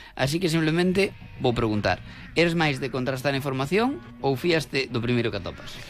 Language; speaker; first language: Galician; non-native, local second language; Spanish